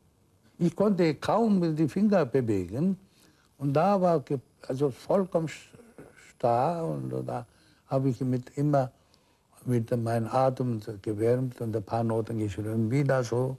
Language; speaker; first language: German; non-native, fluent; Korean